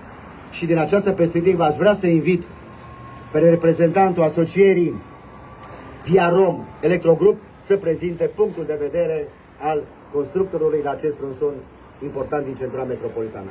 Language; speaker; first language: Romanian; native; Romanian